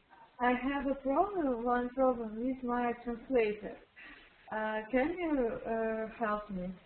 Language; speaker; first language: English; non-native, learner; Russian